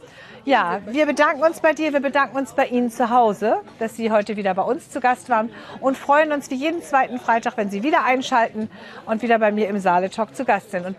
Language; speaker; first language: German; native; German